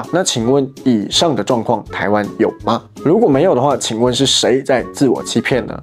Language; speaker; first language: Chinese; native; Chinese